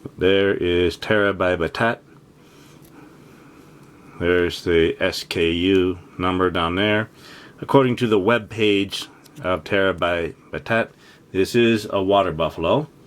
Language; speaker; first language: English; native; English